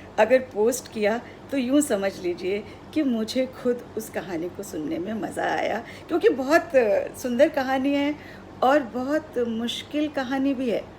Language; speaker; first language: Hindi; non-native, local second language; Odia